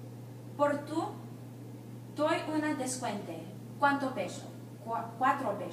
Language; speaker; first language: Spanish; non-native, learner; English